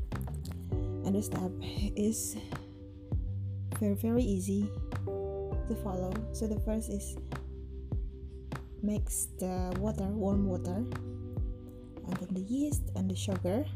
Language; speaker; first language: English; non-native, learner; Indonesian